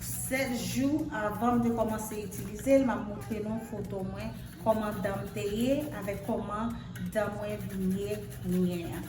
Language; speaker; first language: French; non-native, learner; Haitian Creole